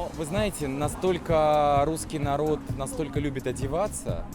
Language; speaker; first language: Russian; native; Russian